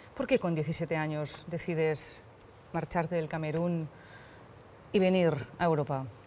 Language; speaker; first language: Spanish; non-native, local second language; Catalan